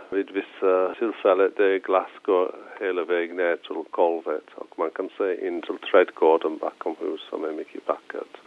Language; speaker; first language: Swedish; non-native, fluent; English